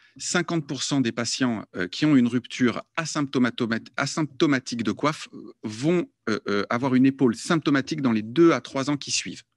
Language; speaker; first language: French; native; French